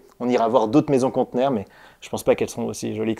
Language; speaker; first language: French; native; French